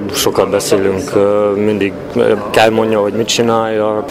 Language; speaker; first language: Hungarian; early bilingual, heritage; Hungarian